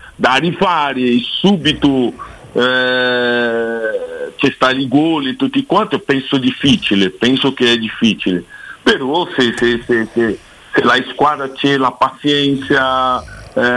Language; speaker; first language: Italian; non-native, learner; Portuguese